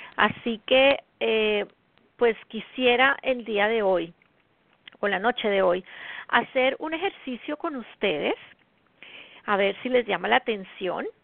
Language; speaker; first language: Spanish; native; Spanish